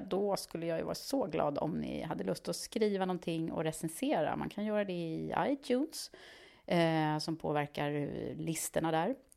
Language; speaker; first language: Swedish; native; Swedish